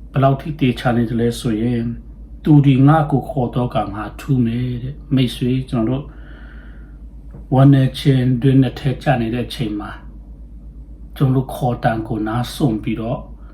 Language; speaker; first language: Burmese; non-native, local second language; Tedim Chin